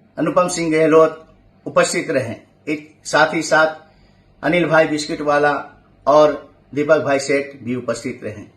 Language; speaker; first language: Hindi; non-native, local second language; Gujarati